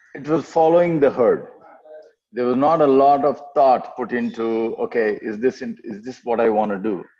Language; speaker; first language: English; non-native, local second language; Telugu